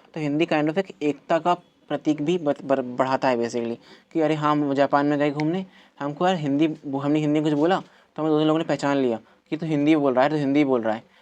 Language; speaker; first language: Hindi; native; Hindi